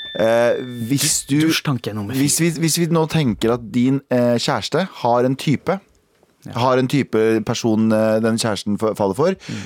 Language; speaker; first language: Norwegian; early bilingual, other home language; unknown